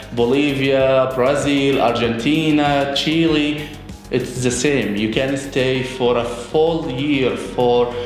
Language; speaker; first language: English; non-native, fluent; Arabic